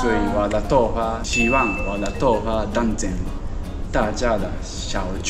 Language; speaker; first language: Chinese; non-native, learner; Japanese